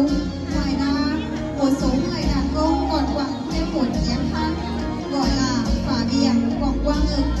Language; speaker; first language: Vietnamese; native; Vietnamese